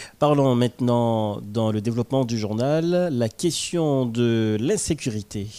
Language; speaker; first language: French; non-native, local second language; Haitian Creole